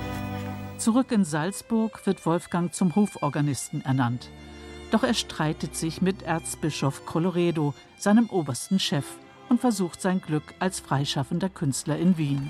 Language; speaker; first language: German; native; German